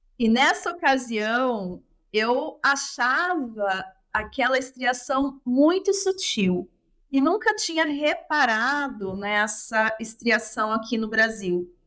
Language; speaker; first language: Portuguese; native; Portuguese